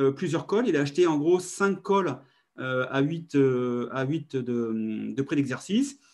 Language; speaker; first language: French; native; French